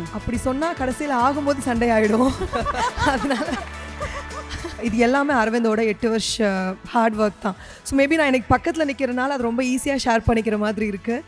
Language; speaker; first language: Tamil; native; Tamil